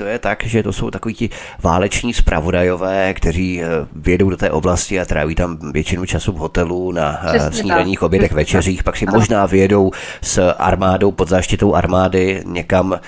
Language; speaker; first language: Czech; native; Czech